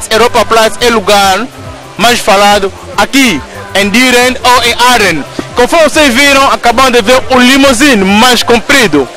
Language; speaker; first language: Portuguese; non-native, local second language; Kongo